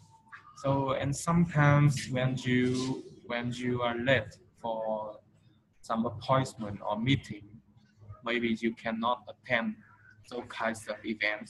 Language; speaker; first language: English; non-native, fluent; Vietnamese